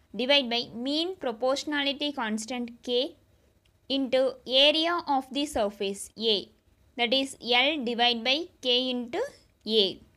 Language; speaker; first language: English; non-native, local second language; Tamil